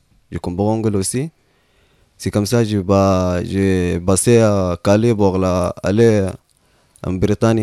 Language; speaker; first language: French; non-native, learner; Arabic